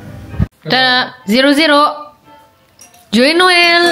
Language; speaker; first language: French; non-native, learner; Indonesian